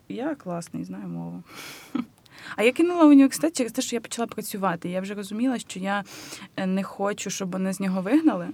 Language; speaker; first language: Ukrainian; native; Ukrainian